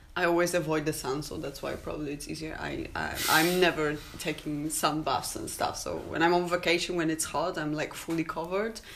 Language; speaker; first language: English; non-native, fluent; Polish